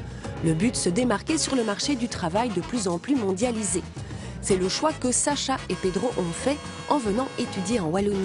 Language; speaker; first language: French; native; French